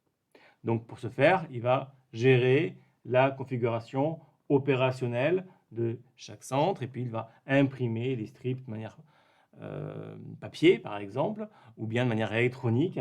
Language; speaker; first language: French; native; French